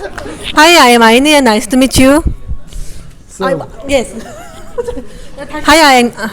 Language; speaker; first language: English; non-native, learner; Korean